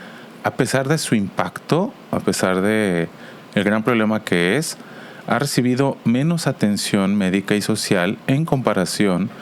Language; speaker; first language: Spanish; native; Spanish